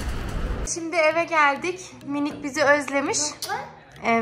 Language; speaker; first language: Turkish; early bilingual, heritage; Turkish